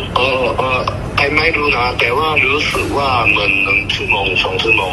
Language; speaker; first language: Thai; non-native, learner; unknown